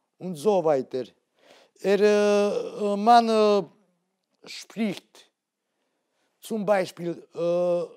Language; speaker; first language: German; non-native, learner; Hungarian